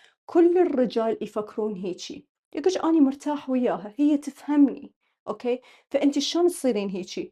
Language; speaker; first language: Arabic; native; Arabic